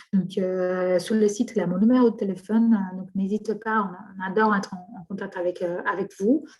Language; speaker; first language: French; non-native, fluent; Portuguese